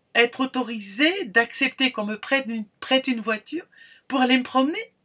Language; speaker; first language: French; native; French